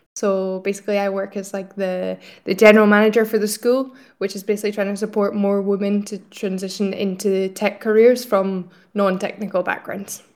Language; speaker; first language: English; native; English